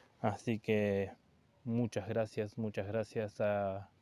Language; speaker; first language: Spanish; native; Spanish